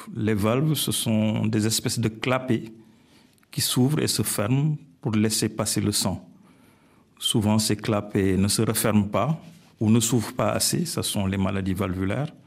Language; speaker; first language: French; non-native, local second language; Wolof